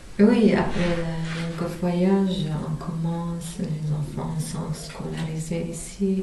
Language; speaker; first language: French; non-native, learner; Arabic